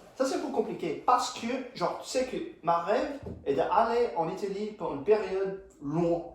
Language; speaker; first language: French; non-native, fluent; English